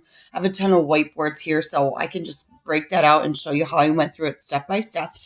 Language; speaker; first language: English; native; English